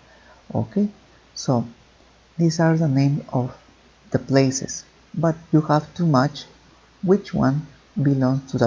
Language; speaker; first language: English; non-native, fluent; Spanish